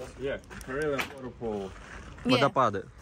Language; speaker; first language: English; non-native, learner; Russian